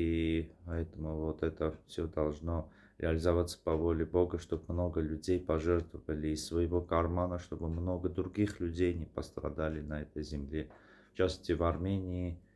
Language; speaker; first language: Russian; non-native, fluent; Armenian